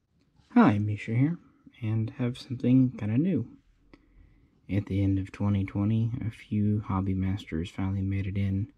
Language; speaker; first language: English; native; English